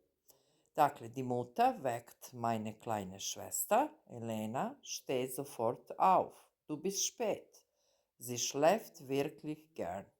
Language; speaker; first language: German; non-native, fluent; Serbian